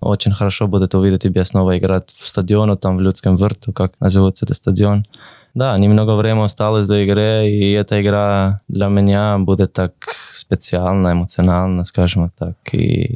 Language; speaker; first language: Russian; non-native, learner; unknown